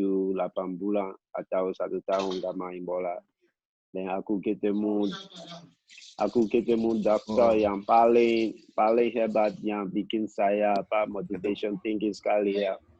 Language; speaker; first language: Indonesian; non-native, local second language; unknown